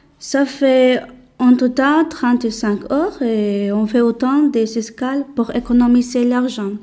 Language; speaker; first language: French; non-native, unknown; Spanish